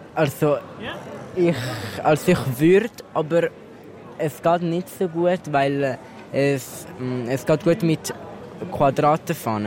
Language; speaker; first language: German; non-native, local second language; Italian